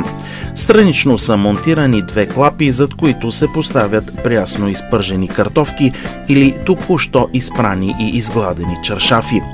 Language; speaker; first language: Bulgarian; native; Bulgarian